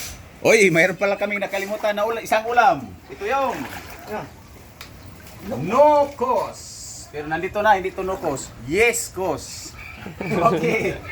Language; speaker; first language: Filipino; non-native, local second language; Cebuano